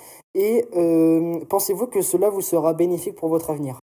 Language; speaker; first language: French; native; French